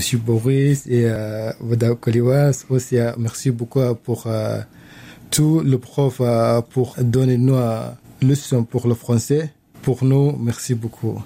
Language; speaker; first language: French; non-native, learner; Arabic